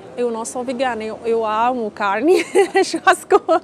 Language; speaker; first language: Portuguese; non-native, learner; Arabic